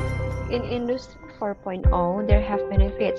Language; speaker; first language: English; non-native, learner; Indonesian